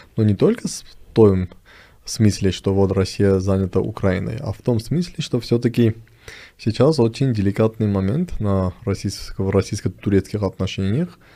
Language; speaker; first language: Russian; non-native, local second language; Armenian